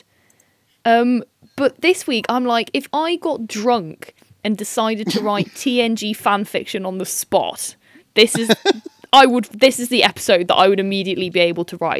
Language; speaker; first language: English; native; English